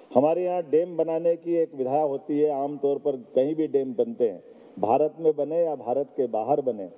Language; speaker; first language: Hindi; native; Hindi